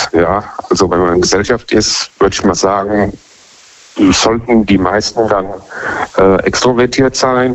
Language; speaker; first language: German; native; German